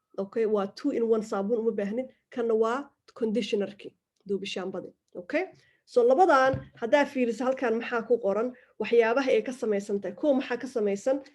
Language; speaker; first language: Somali; early bilingual, heritage; Somali